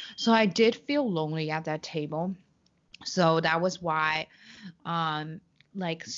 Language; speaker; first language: English; non-native, fluent; Chinese